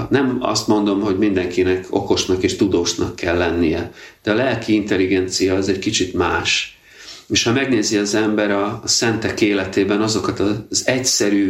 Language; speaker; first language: Hungarian; native; Hungarian